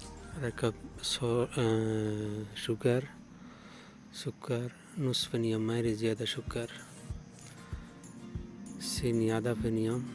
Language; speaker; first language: Arabic; non-native, learner; Bangla